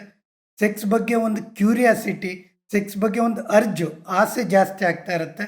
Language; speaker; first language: Kannada; native; Kannada